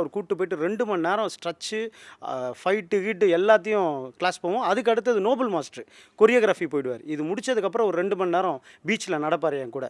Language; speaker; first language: Tamil; native; Tamil